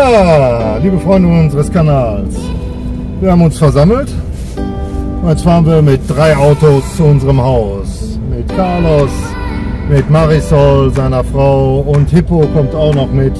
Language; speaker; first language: German; native; German